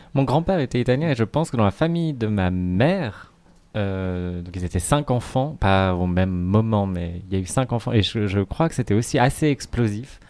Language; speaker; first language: French; native; French